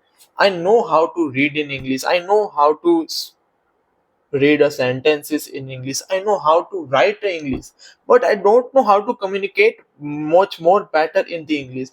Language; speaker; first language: English; non-native, learner; Hindi